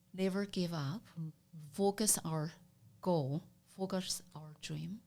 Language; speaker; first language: English; non-native, learner; Chinese